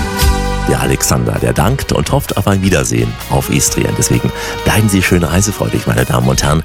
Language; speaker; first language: German; native; German